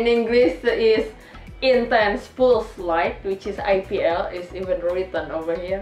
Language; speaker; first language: English; non-native, learner; Indonesian